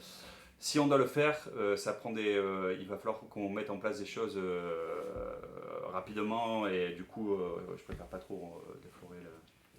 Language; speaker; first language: French; native; French